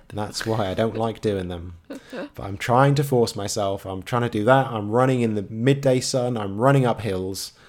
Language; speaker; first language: English; native; English